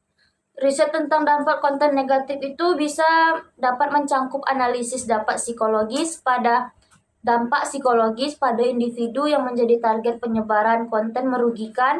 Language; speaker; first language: Indonesian; native; Indonesian